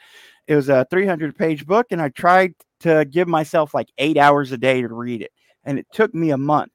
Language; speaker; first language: English; native; English